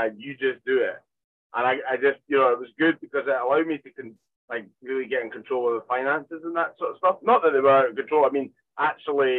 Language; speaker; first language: English; native; English